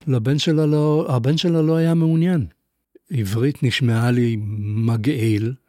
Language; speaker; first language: Hebrew; non-native, fluent; Polish